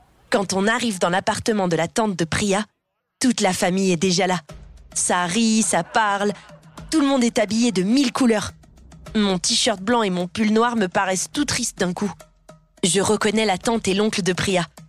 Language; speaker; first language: French; native; French